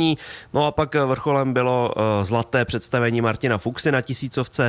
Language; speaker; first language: Czech; native; Czech